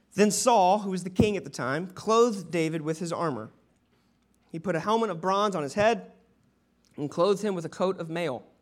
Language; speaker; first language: English; native; English